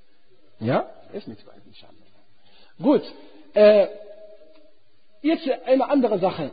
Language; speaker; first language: German; non-native, fluent; Arabic